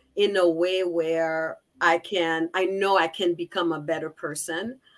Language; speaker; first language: English; early bilingual, other home language; Haitian Creole